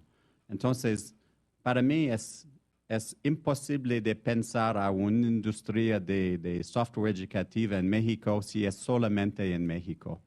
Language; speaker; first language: Spanish; non-native, fluent; French